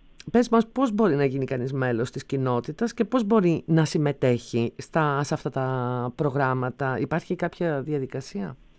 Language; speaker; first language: Greek; native; Greek